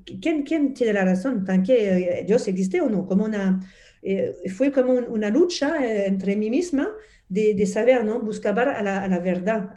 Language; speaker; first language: Spanish; non-native, fluent; French